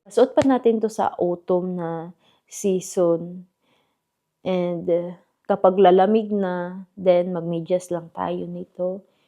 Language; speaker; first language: Filipino; non-native, local second language; Cebuano